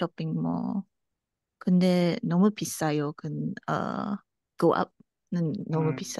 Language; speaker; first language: Korean; non-native, learner; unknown